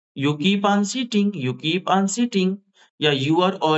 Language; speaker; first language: English; non-native, fluent; Hindi